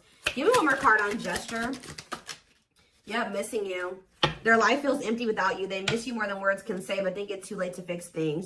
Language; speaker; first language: English; native; English